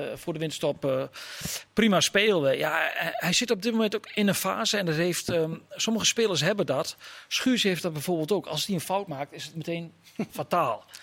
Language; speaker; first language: Dutch; native; Dutch